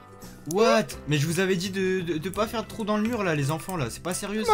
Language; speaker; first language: French; native; French